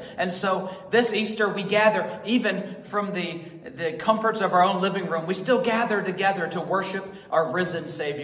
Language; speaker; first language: English; native; English